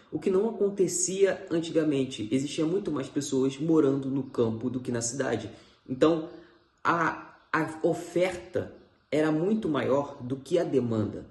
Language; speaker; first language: Portuguese; native; Portuguese